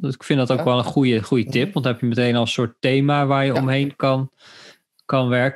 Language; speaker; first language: Dutch; native; Dutch